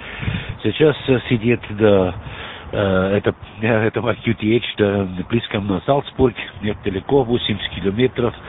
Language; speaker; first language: Russian; non-native, learner; German